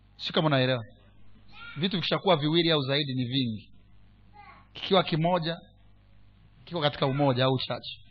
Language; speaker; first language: Swahili; non-native, local second language; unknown